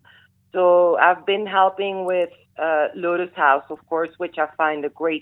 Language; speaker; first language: English; non-native, fluent; Dutch